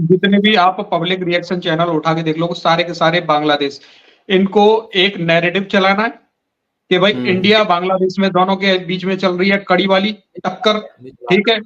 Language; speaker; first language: Hindi; native; Hindi